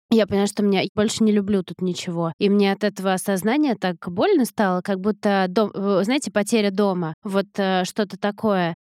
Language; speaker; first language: Russian; native; Russian